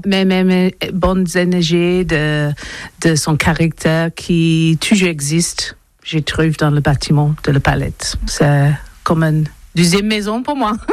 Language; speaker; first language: French; non-native, learner; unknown